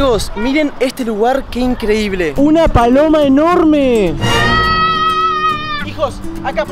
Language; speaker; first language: Spanish; native; Spanish